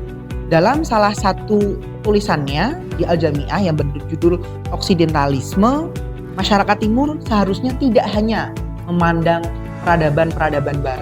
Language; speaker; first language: Indonesian; native; Indonesian